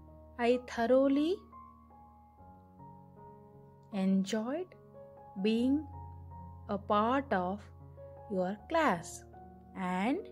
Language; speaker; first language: English; non-native, local second language; Kannada